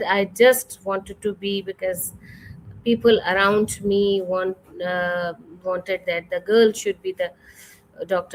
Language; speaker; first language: English; non-native, fluent; Urdu